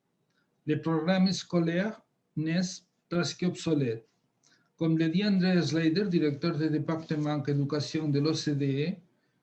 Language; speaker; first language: French; non-native, fluent; Spanish